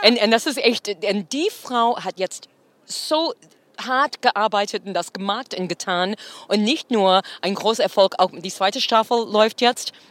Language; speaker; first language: German; non-native, fluent; English